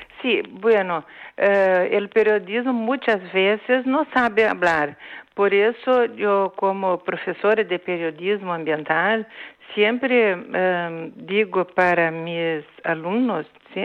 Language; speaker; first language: Spanish; non-native, fluent; Portuguese